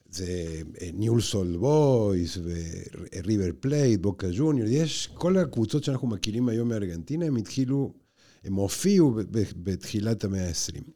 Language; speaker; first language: Hebrew; non-native, fluent; Spanish